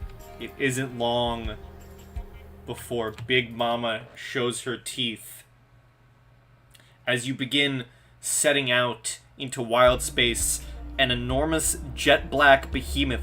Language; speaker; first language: English; native; English